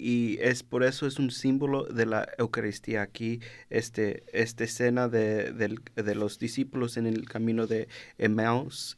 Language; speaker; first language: Spanish; early bilingual, heritage; Spanish